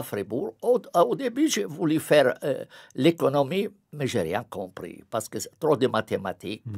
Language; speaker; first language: French; non-native, fluent; Arabic